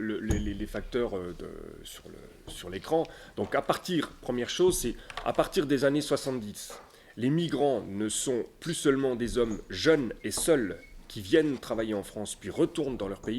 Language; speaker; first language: French; native; French